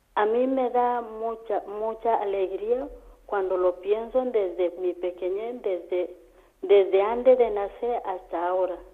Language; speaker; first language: Spanish; non-native, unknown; Kamba